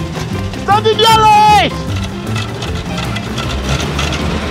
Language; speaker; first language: Russian; native; Russian